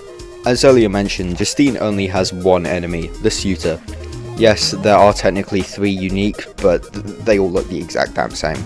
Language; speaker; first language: English; native; English